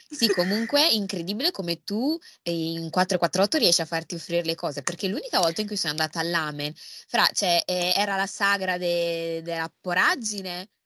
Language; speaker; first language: Italian; early bilingual, other home language; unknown